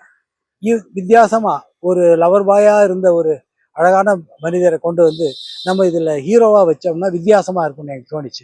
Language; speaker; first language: Tamil; native; Tamil